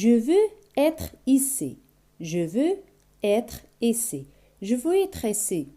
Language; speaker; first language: French; non-native, fluent; Spanish